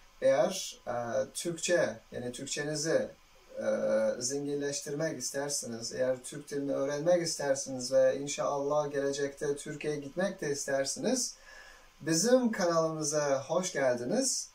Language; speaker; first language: Turkish; non-native, fluent; Uzbek